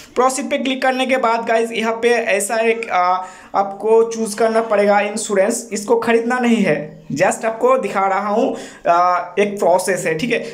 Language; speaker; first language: Hindi; non-native, local second language; Bangla